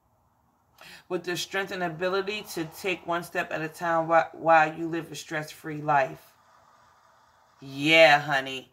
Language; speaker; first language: English; native; English